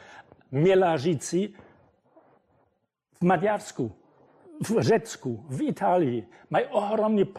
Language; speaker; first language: Czech; non-native, fluent; German